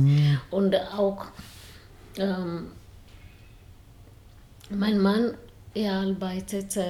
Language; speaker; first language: German; non-native, learner; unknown